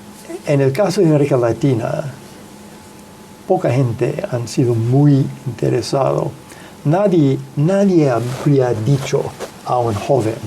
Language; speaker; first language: Spanish; non-native, fluent; English